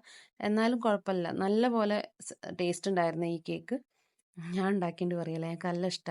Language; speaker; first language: Malayalam; native; Malayalam